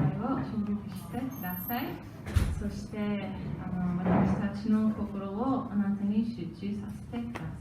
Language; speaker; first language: Japanese; non-native, learner; English